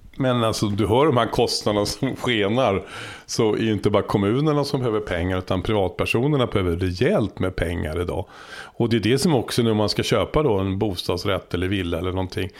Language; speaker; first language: Swedish; native; Swedish